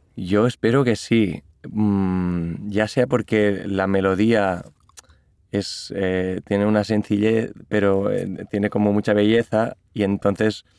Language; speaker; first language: Spanish; non-native, local second language; Catalan